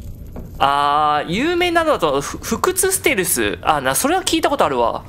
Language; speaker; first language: Japanese; native; Japanese